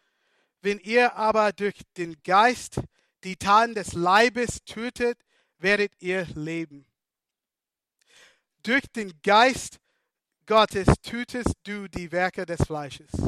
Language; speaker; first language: German; non-native, fluent; English